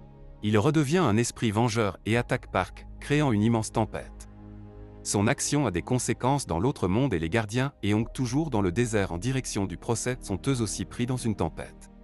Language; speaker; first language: French; native; French